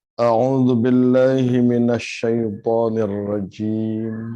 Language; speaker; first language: Arabic; non-native, fluent; Javanese